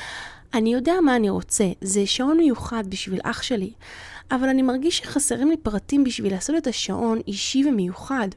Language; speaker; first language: Hebrew; native; Hebrew